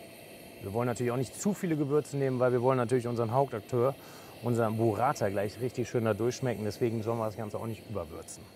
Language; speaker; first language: German; native; German